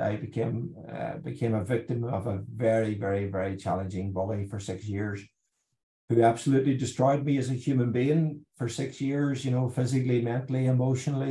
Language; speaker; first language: English; native; English